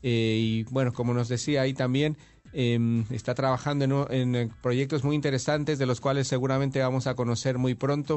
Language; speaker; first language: Spanish; native; Spanish